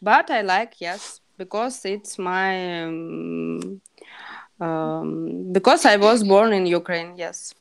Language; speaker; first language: English; non-native, learner; Russian